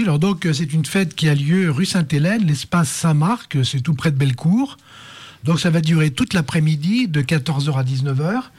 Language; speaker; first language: French; native; French